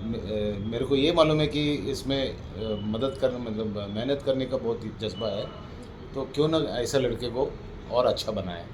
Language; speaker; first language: Hindi; non-native, local second language; Malayalam